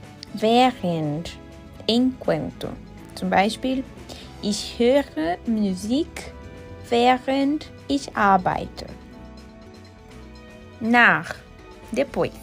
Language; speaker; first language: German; non-native, fluent; Portuguese